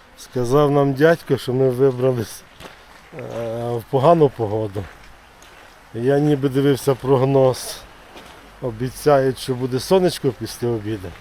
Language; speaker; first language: Ukrainian; native; Ukrainian